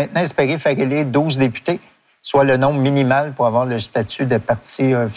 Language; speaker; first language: French; native; French